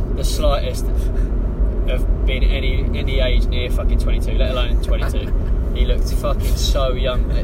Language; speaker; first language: English; native; English